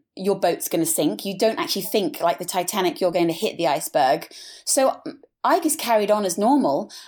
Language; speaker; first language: English; native; English